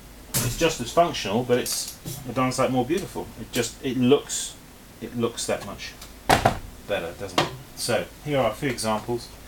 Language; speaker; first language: English; native; English